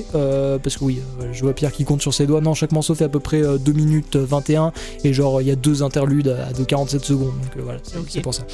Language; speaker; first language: French; native; French